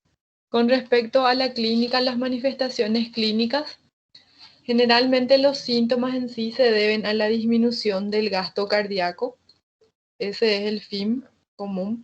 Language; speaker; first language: Spanish; native; Spanish